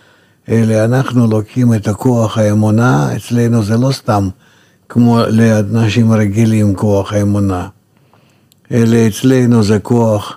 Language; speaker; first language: Hebrew; non-native, fluent; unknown